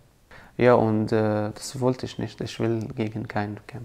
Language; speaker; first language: German; non-native, fluent; Arabic